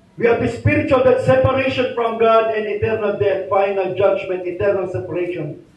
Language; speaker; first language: English; non-native, local second language; Filipino